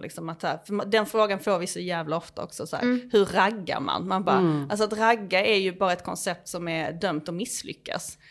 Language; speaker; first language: Swedish; native; Swedish